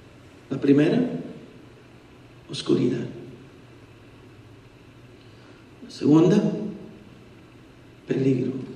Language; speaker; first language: Spanish; early bilingual, heritage; Spanish